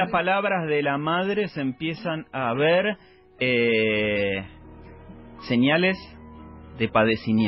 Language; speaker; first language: Spanish; native; Spanish